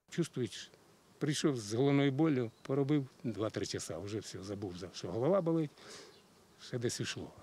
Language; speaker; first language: Ukrainian; native; Ukrainian